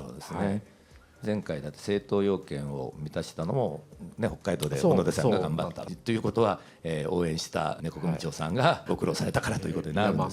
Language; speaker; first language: Japanese; native; Japanese